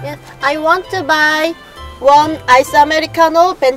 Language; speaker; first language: English; non-native, learner; Korean